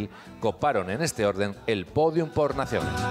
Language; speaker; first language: Spanish; native; Spanish